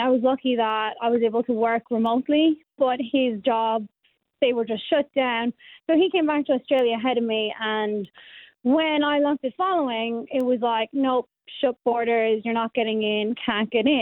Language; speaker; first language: English; native; English